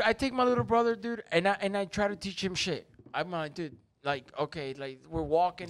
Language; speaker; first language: English; non-native, fluent; Spanish